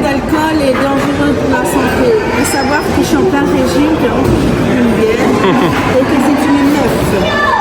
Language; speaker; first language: French; native; French